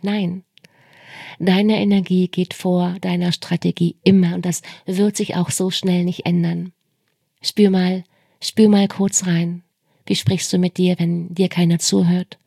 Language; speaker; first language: German; native; German